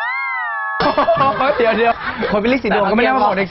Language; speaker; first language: Thai; native; Thai